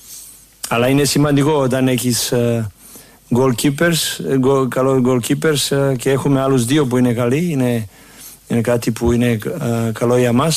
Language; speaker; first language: Greek; non-native, learner; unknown